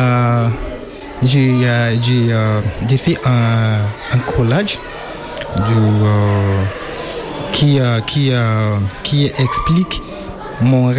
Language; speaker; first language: French; non-native, learner; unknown